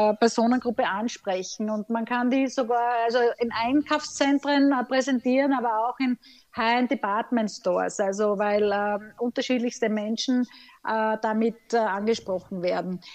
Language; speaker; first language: German; native; German